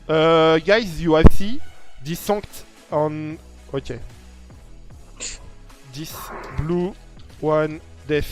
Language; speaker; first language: English; non-native, learner; French